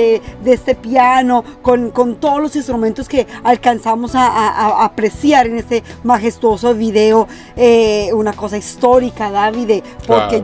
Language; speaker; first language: Spanish; native; Spanish